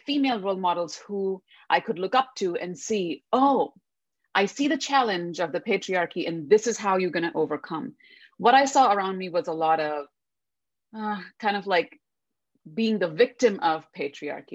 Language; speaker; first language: English; non-native, local second language; Hindi